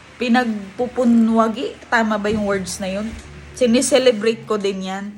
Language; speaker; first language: Filipino; native; Filipino